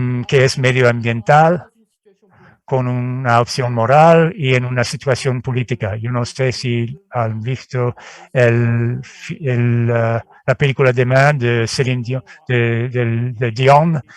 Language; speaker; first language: Spanish; non-native, fluent; French